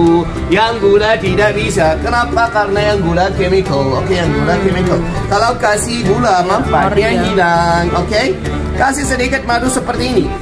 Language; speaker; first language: Indonesian; non-native, fluent; Turkish